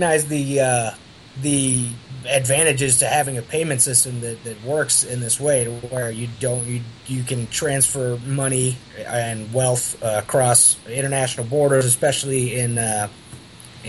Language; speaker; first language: English; native; English